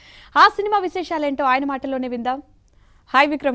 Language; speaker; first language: Telugu; native; Telugu